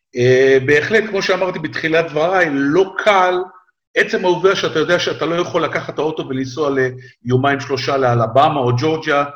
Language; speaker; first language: Hebrew; native; Hebrew